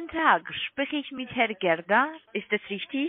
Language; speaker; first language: German; non-native, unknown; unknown